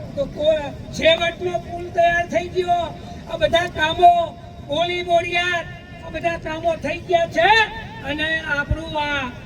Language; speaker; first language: Gujarati; native; Gujarati